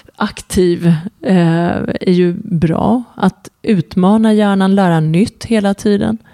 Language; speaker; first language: Swedish; early bilingual, other home language; Persian